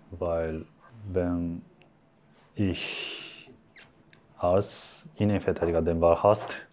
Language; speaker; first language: German; non-native, learner; Japanese